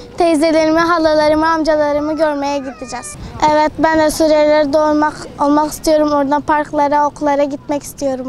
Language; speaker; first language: Turkish; early bilingual, other home language; Arabic